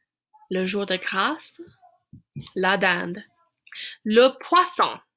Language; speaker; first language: French; non-native, fluent; English